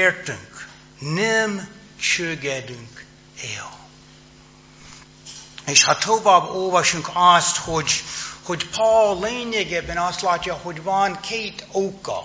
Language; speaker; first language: Hungarian; non-native, fluent; English